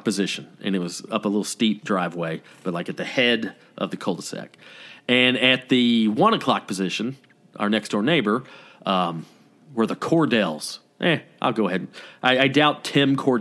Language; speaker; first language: English; native; English